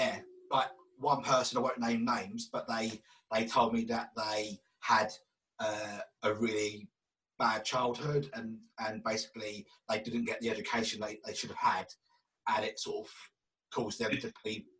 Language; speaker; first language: English; native; English